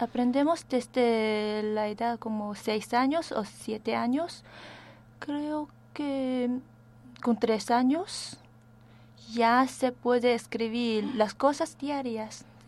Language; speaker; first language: Spanish; non-native, fluent; Chinese